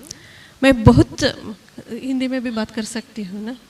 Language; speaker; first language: Hindi; non-native, local second language; Kannada